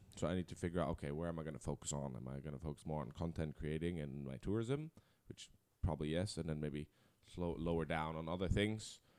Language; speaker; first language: English; non-native, fluent; Dutch